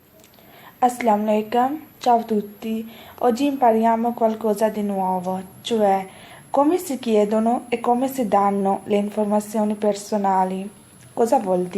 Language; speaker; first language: Italian; non-native, fluent; Urdu